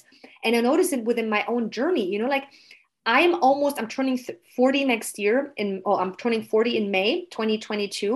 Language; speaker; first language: English; non-native, fluent; German